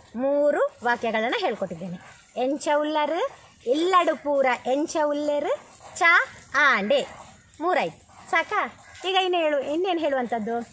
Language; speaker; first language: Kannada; non-native, local second language; Tulu